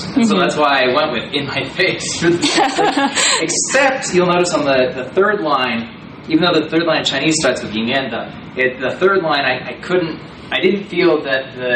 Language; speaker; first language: English; native; English